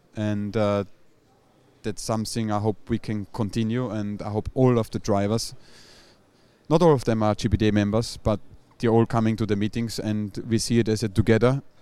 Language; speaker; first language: English; non-native, fluent; German